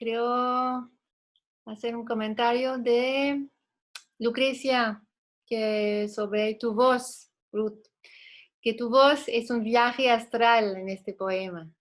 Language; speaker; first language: Spanish; non-native, fluent; French